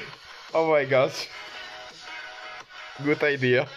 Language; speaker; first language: English; non-native, fluent; Polish